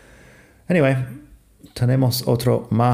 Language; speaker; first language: Spanish; non-native, fluent; English